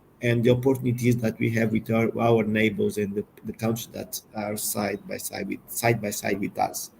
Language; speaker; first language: English; non-native, learner; Portuguese